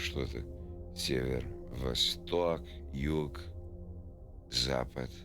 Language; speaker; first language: Russian; non-native, learner; English